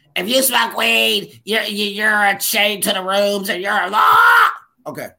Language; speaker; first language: English; native; English